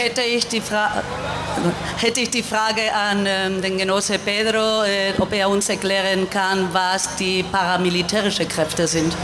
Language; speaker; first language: German; non-native, fluent; Spanish